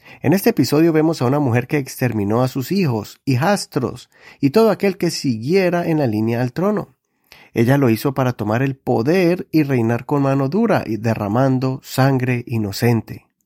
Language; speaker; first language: Spanish; native; Spanish